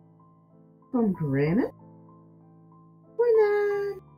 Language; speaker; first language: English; non-native, learner; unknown